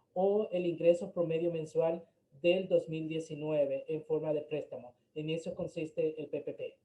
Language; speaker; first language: Spanish; native; Spanish